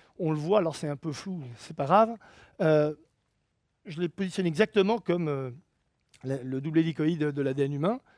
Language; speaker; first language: French; native; French